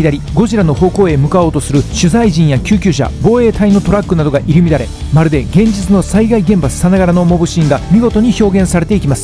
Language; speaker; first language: Japanese; native; Japanese